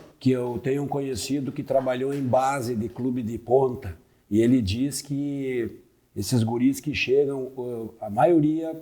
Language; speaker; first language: Portuguese; native; Portuguese